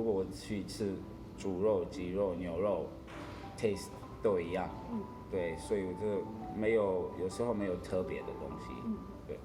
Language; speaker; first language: Chinese; non-native, learner; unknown